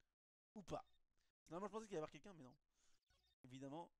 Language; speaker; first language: French; native; French